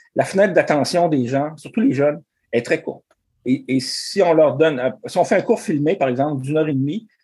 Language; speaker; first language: French; native; French